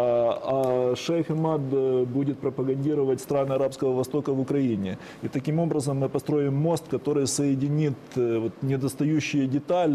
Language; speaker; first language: Russian; native; Russian